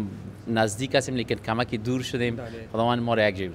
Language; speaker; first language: Persian; native; Persian